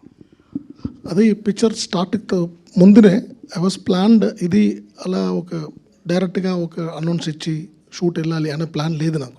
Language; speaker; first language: Telugu; non-native, learner; Tamil